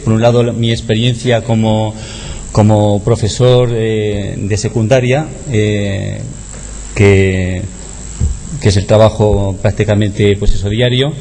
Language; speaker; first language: Spanish; native; Spanish